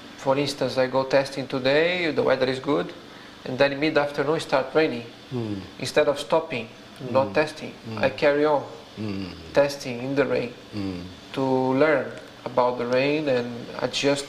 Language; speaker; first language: English; non-native, fluent; Portuguese